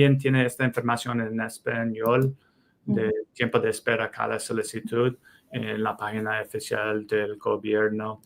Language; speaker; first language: Spanish; non-native, fluent; English